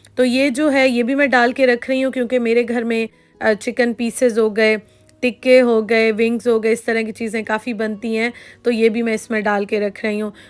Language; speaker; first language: Urdu; native; Urdu